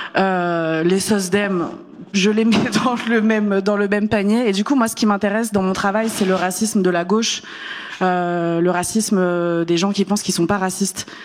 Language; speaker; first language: French; early bilingual, other home language; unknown